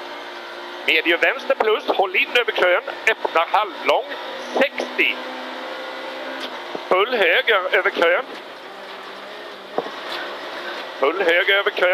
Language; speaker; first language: Swedish; native; Swedish